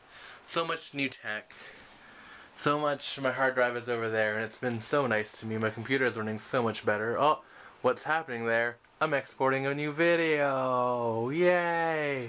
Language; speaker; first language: English; native; English